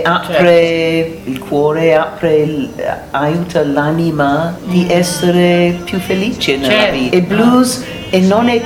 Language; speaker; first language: Italian; non-native, learner; English